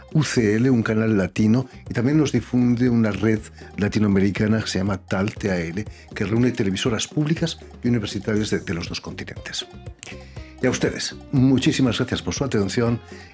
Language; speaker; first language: Spanish; native; Spanish